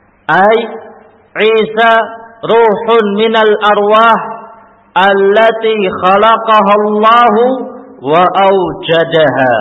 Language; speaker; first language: Arabic; non-native, fluent; Indonesian